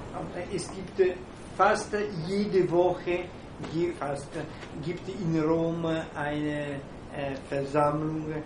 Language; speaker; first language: German; non-native, fluent; Italian